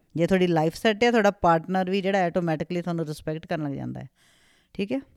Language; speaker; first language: Punjabi; native; Punjabi